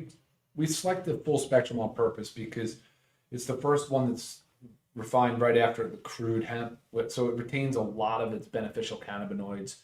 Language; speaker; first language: English; native; English